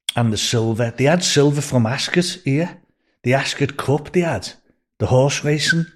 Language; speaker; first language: English; native; English